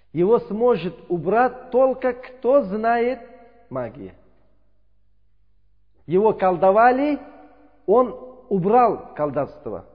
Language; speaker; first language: Russian; non-native, learner; Uzbek